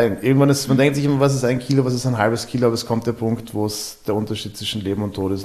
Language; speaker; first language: German; native; German